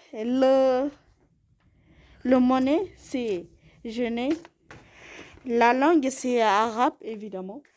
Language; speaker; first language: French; non-native, learner; Arabic